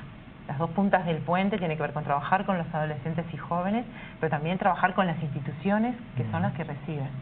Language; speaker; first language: Spanish; native; Spanish